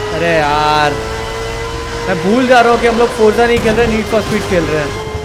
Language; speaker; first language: Hindi; native; Hindi